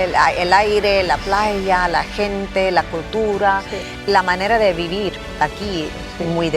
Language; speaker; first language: Spanish; non-native, fluent; English